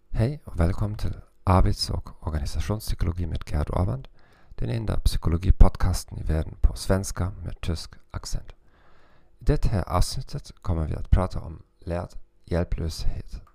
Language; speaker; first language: Swedish; non-native, fluent; German